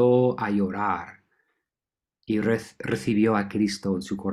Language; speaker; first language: Spanish; non-native, fluent; English